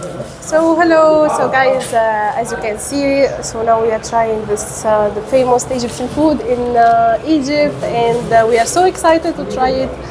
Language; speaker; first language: English; non-native, local second language; Arabic